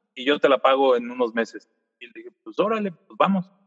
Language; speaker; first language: Spanish; native; Spanish